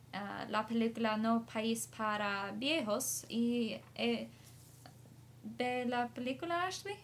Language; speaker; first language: Spanish; non-native, learner; English